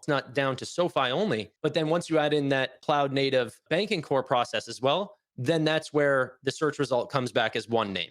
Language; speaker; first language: English; native; English